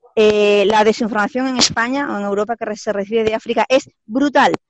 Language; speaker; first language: Spanish; native; Spanish